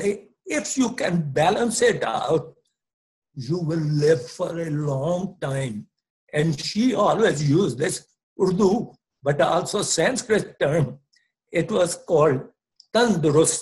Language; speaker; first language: English; non-native, local second language; Punjabi